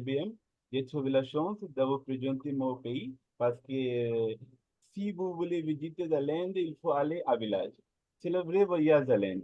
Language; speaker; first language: French; non-native, learner; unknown